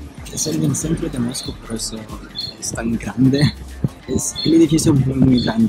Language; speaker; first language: Spanish; non-native, fluent; Russian